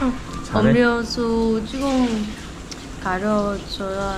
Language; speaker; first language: Korean; non-native, learner; Vietnamese